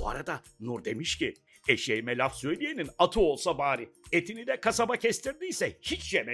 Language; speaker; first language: Turkish; native; Turkish